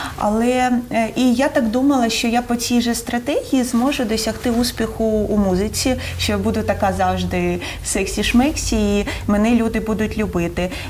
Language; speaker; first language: Ukrainian; non-native, local second language; Russian